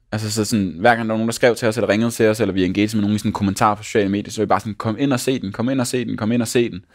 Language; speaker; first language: Danish; native; Danish